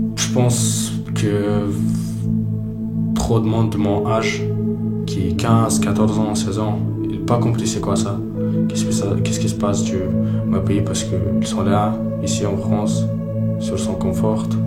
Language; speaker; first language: French; non-native, learner; Ukrainian